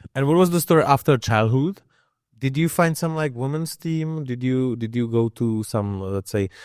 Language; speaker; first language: English; non-native, learner; Czech